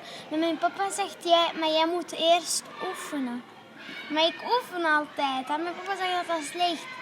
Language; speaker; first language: Dutch; non-native, learner; Arabic